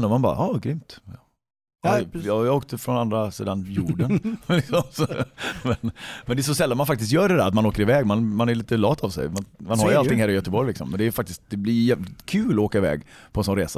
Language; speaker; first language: Swedish; native; Swedish